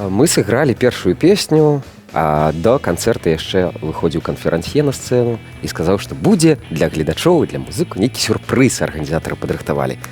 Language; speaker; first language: Belarusian; non-native, local second language; Russian